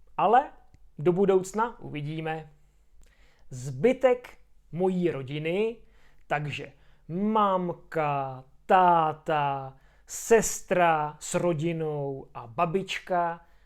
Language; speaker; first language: Czech; native; Czech